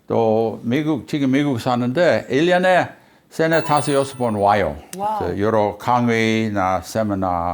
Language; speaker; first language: Korean; non-native, fluent; English